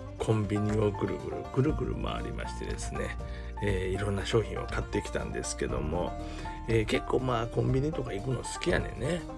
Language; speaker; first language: Japanese; native; Japanese